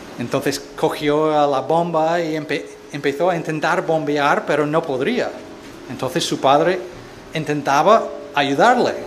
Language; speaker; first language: Spanish; non-native, fluent; English